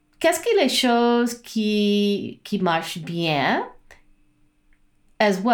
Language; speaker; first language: French; non-native, learner; English